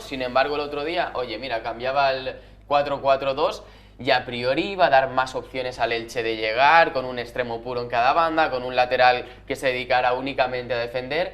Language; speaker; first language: Spanish; native; Spanish